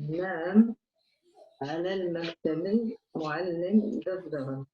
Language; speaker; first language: Arabic; non-native, learner; French